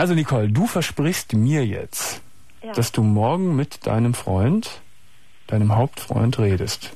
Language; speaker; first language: German; native; German